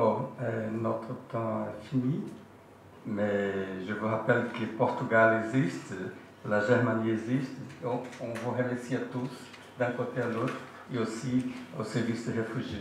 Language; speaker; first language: French; non-native, fluent; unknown